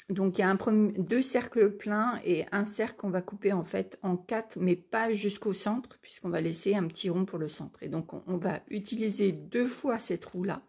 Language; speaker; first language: French; native; French